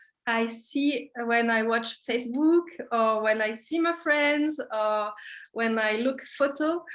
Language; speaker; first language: English; non-native, learner; French